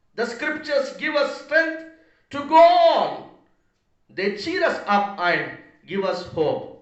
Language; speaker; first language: English; non-native, local second language; Telugu